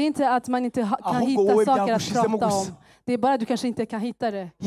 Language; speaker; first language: Swedish; early bilingual, other home language; Kinyarwanda